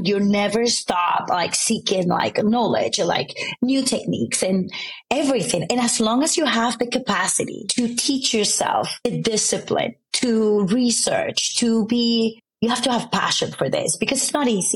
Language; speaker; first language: English; non-native, fluent; Spanish